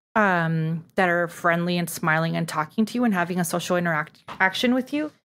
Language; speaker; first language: English; early bilingual, other home language; Spanish